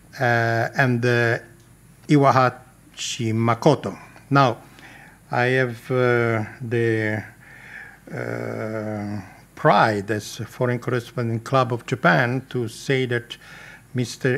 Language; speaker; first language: English; non-native, fluent; Italian